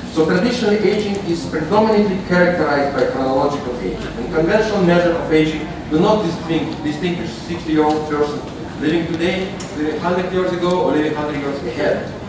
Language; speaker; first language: English; non-native, fluent; Russian